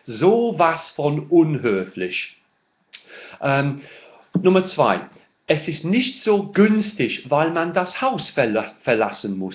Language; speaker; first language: German; non-native, fluent; English